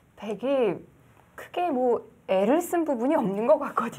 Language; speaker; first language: Korean; native; Korean